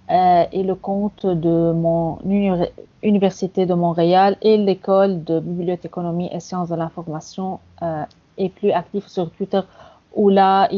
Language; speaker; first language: French; non-native, fluent; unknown